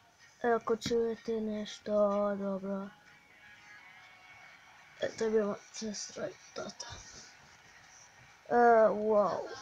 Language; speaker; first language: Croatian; early bilingual, heritage; Croatian